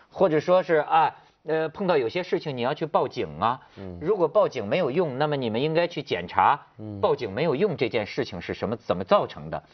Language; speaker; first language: Chinese; native; Chinese